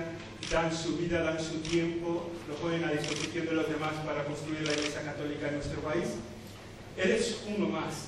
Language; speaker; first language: Spanish; native; Spanish